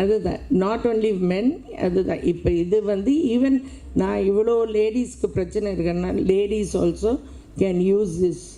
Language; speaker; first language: Tamil; native; Tamil